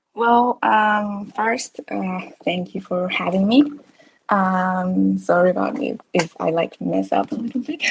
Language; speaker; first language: English; non-native, fluent; Spanish